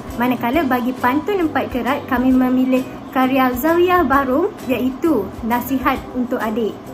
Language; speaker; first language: Malay; native; Malay